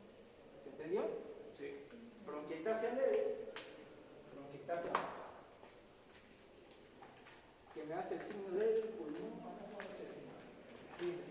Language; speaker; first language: Spanish; native; Spanish